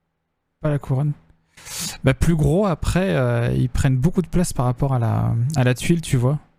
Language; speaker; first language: French; native; French